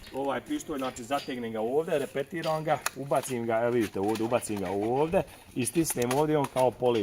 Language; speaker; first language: Bosnian; native; Bosnian